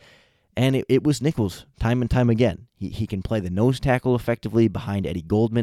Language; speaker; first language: English; native; English